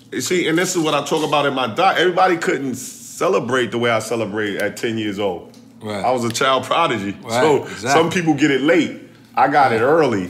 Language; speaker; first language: English; native; English